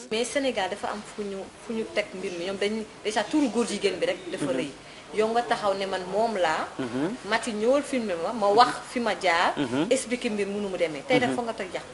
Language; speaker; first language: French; non-native, local second language; Wolof